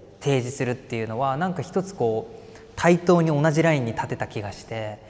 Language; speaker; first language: Japanese; native; Japanese